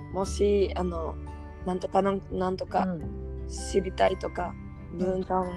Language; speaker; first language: Japanese; non-native, learner; French